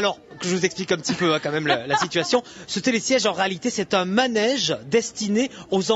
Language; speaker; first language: French; native; French